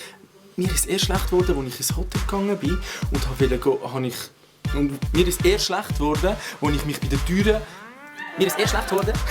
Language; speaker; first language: German; native; German